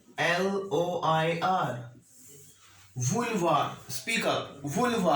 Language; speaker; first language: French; non-native, learner; Hindi